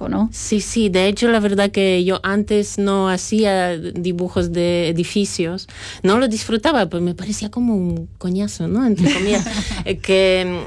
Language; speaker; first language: Spanish; non-native, fluent; Polish